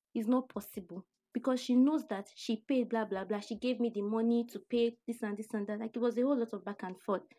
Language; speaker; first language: English; non-native, local second language; Yoruba